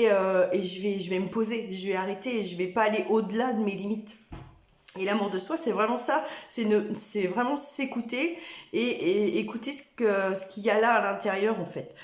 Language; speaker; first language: French; native; French